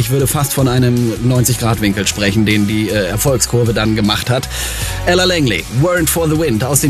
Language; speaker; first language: German; native; German